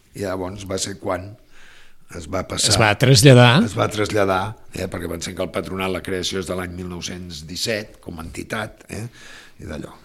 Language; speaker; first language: Catalan; native; Catalan